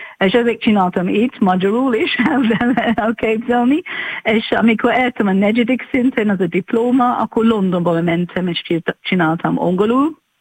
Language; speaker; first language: Hungarian; non-native, learner; English